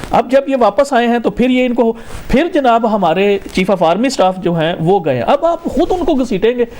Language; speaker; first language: Urdu; non-native, local second language; Punjabi